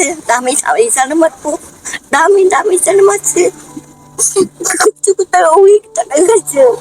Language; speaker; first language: Filipino; non-native, learner; Vietnamese